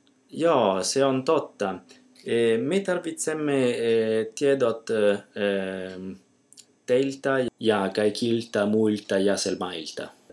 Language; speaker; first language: Finnish; non-native, learner; Italian